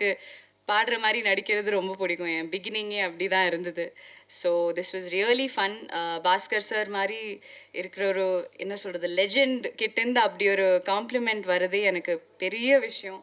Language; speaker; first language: Tamil; non-native, local second language; Malayalam